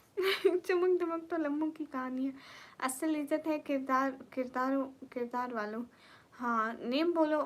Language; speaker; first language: Urdu; non-native, local second language; Punjabi